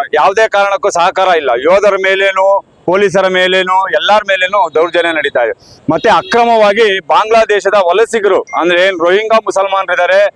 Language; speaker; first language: Kannada; native; Kannada